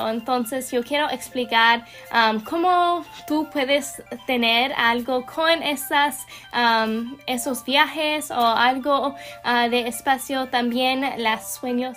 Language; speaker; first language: Spanish; non-native, learner; English